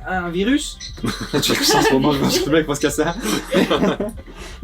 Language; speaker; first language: French; native; French